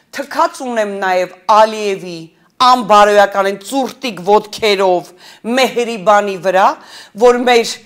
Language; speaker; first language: Armenian; early bilingual, heritage; Armenian